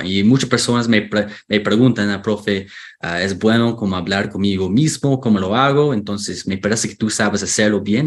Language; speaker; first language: Spanish; non-native, fluent; English